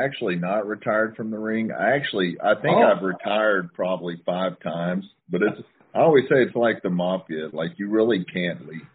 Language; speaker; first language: English; native; English